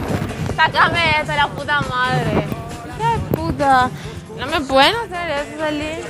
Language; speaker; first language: Spanish; native; Spanish